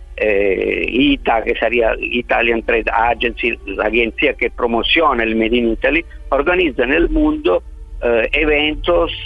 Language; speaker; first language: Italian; non-native, fluent; Spanish